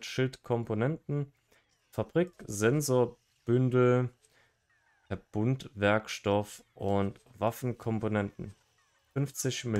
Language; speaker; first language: German; native; German